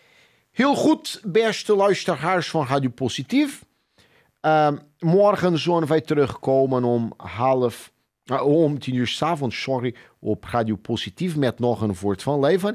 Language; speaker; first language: Dutch; non-native, fluent; Portuguese